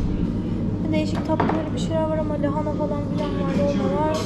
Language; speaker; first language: Turkish; native; Turkish